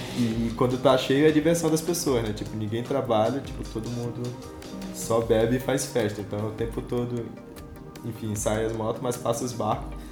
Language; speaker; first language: Portuguese; native; Portuguese